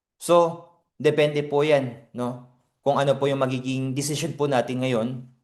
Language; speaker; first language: Filipino; non-native, fluent; Korean